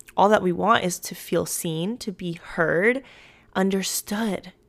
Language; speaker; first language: English; early bilingual, other home language; Spanish